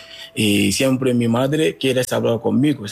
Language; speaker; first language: Spanish; non-native, learner; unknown